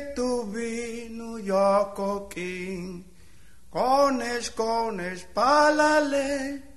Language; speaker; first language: Spanish; non-native, local second language; Yucateco